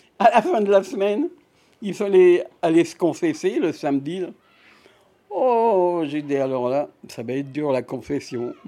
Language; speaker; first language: French; native; French